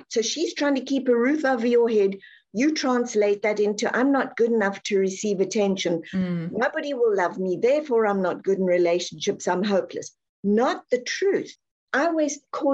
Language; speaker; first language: English; native; English